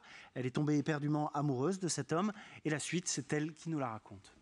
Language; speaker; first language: French; native; French